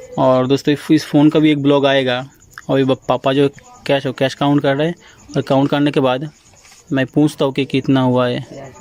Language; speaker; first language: Hindi; non-native, local second language; Bangla